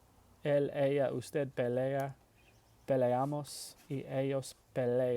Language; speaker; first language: Spanish; non-native, fluent; English